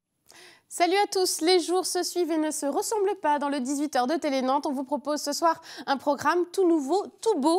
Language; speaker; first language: French; native; French